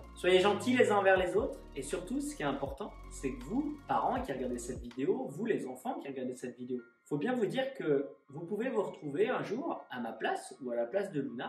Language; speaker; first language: French; native; French